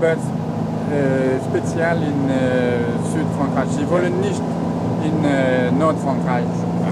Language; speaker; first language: German; non-native, learner; French